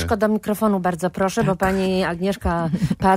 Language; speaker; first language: Polish; native; Polish